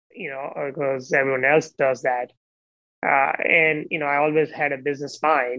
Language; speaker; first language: English; non-native, local second language; Gujarati